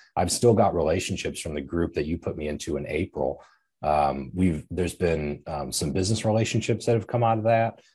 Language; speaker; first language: English; native; English